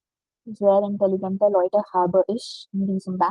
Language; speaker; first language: German; non-native, fluent; Hindi